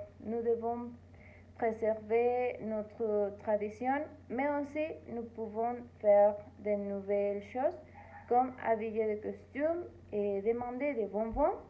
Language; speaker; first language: French; non-native, learner; Spanish